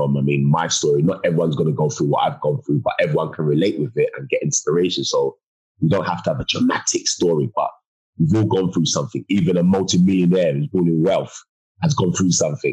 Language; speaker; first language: English; native; English